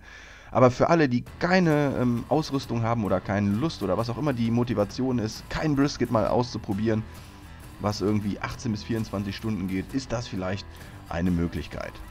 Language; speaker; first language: German; native; German